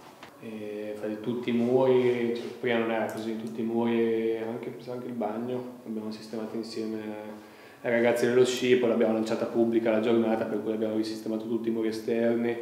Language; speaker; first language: Italian; native; Italian